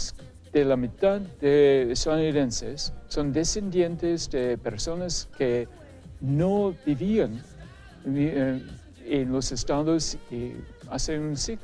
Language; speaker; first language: Spanish; non-native, fluent; English